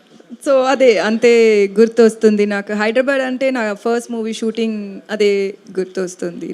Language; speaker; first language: Telugu; non-native, learner; Tamil